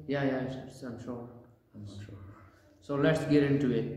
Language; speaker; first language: English; non-native, learner; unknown